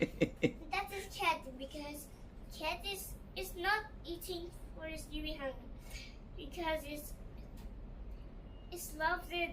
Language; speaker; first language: English; early bilingual, other home language; Nepali